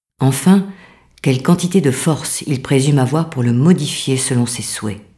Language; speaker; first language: French; native; French